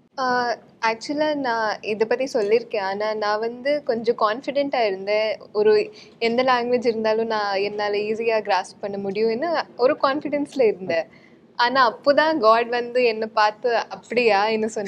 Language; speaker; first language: Tamil; non-native, learner; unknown